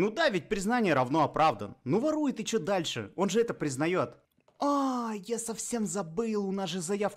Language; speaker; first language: Russian; native; Russian